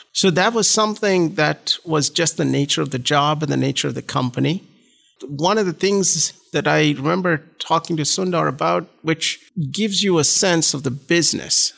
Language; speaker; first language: English; non-native, local second language; Malayalam